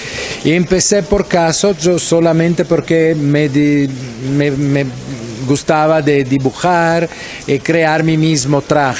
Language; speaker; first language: Spanish; non-native, fluent; Italian